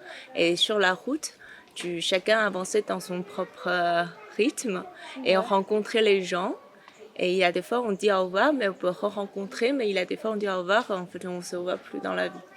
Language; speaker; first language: French; non-native, fluent; Chinese